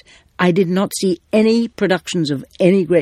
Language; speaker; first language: English; native; English